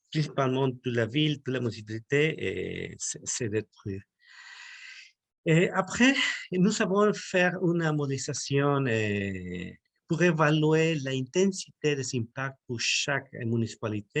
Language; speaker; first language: French; non-native, learner; Spanish